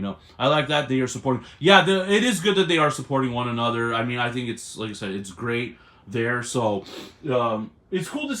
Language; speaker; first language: English; native; English